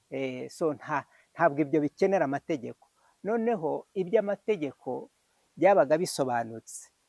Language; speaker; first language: Kinyarwanda; early bilingual, heritage; Kinyarwanda